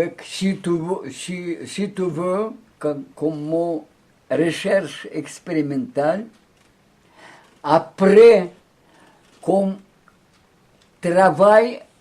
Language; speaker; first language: French; non-native, learner; Russian